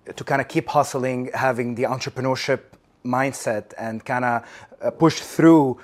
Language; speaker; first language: English; non-native, fluent; Arabic